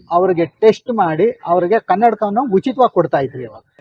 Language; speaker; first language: Kannada; native; Kannada